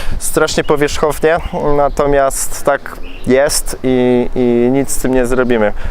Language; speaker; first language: Polish; native; Polish